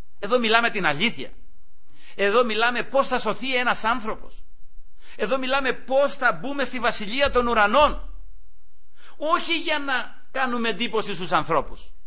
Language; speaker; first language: Greek; native; Greek